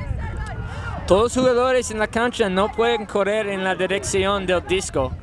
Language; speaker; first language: Spanish; non-native, learner; English